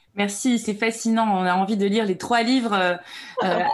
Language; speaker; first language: French; native; French